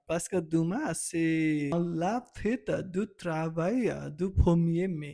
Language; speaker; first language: French; non-native, learner; Nepali